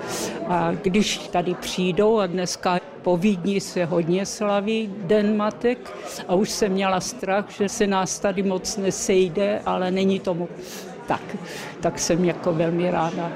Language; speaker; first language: Czech; early bilingual, heritage; Czech